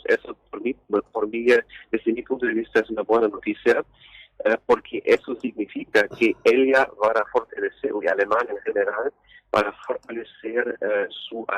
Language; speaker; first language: Spanish; non-native, fluent; German